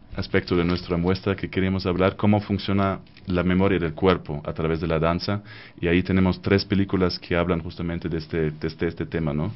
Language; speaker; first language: Spanish; non-native, fluent; German